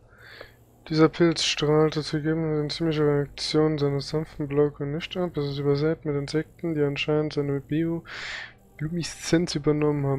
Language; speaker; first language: German; native; German